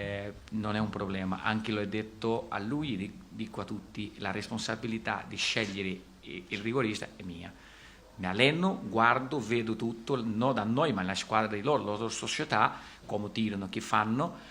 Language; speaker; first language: Italian; non-native, fluent; Portuguese